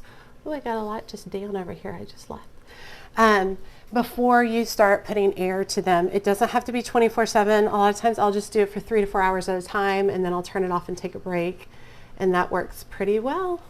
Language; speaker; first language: English; native; English